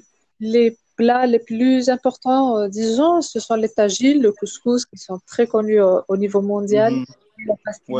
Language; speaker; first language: French; non-native, local second language; Arabic